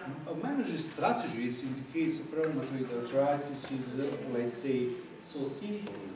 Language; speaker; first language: English; non-native, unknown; Serbian